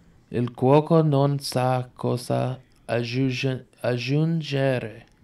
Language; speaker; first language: Italian; non-native, learner; English